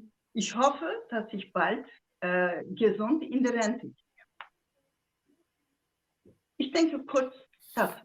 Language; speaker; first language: German; non-native, fluent; Zaza